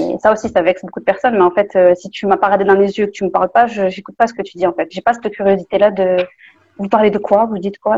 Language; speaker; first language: French; native; French